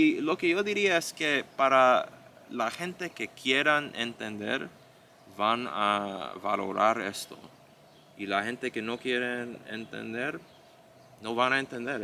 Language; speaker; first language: Spanish; non-native, fluent; English